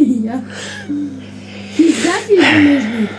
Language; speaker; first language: German; early bilingual, other home language; Russian